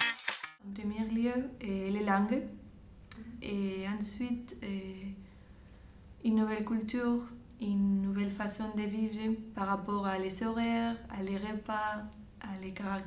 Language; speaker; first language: French; non-native, fluent; Spanish